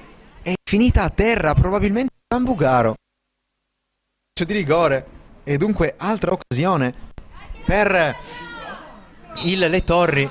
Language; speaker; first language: Italian; native; Italian